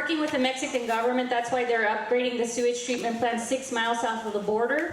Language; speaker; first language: English; early bilingual, heritage; Spanish